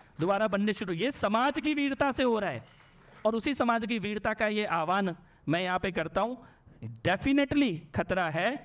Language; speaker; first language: Hindi; native; Hindi